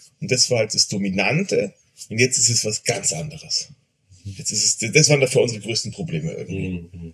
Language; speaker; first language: German; native; German